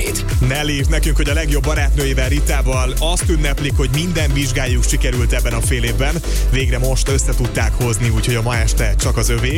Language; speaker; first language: Hungarian; native; Hungarian